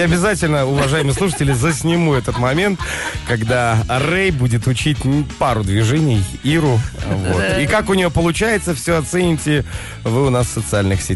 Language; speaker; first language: Russian; native; Russian